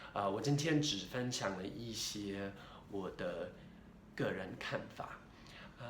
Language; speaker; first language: Chinese; non-native, fluent; English